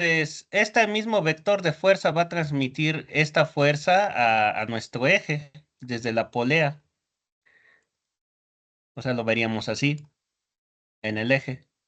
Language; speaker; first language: Spanish; native; Spanish